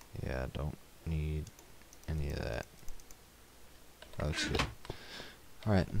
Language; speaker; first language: English; native; English